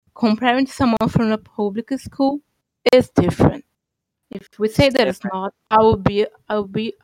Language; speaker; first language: English; non-native, fluent; Portuguese